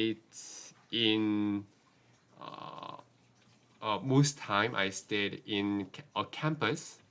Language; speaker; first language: English; non-native, learner; Korean